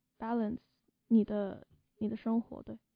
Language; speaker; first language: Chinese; early bilingual, heritage; Chinese